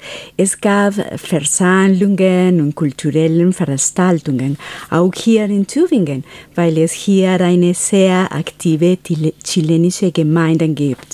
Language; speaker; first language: German; non-native, fluent; Spanish